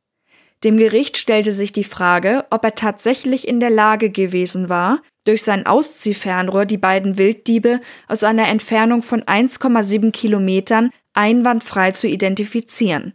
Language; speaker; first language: German; native; German